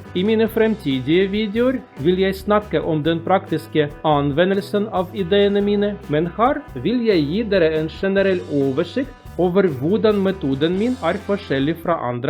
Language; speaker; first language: Norwegian; non-native, learner; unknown